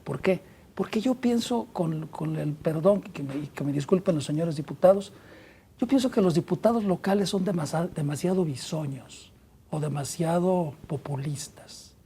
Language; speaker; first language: Spanish; native; Spanish